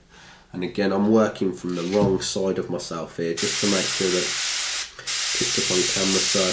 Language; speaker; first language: English; native; English